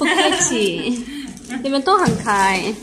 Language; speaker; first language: Chinese; non-native, learner; Urdu